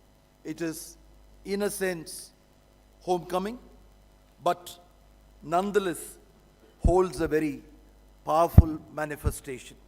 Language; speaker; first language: English; non-native, local second language; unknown